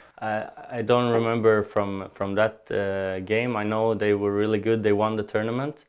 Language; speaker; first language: English; non-native, learner; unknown